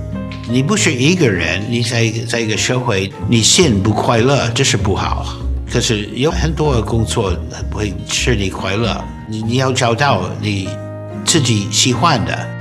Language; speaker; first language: Chinese; non-native, fluent; English